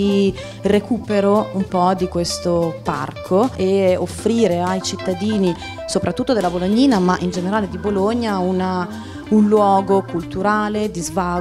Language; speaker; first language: Italian; native; Italian